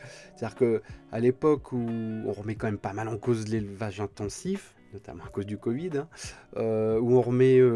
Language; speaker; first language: French; native; French